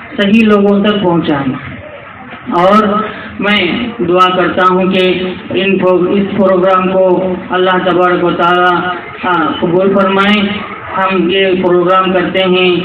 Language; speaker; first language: Urdu; native; Urdu